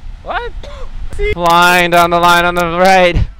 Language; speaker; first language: English; native; English